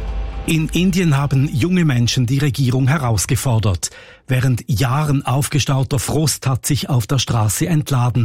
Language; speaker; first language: German; native; German